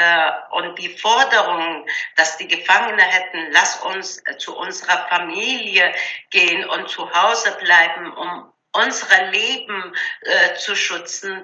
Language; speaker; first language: German; non-native, learner; Persian